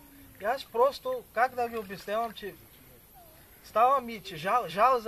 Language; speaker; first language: Bulgarian; non-native, local second language; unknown